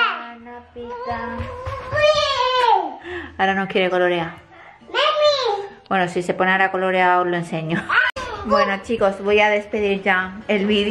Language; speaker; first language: Spanish; native; Spanish